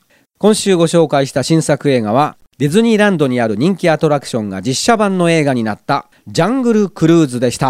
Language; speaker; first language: Japanese; native; Japanese